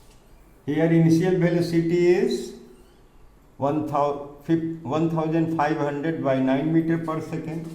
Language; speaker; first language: English; non-native, local second language; Hindi